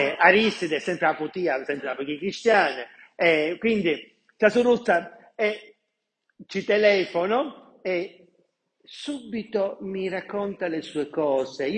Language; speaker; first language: Italian; non-native, local second language; Sicilian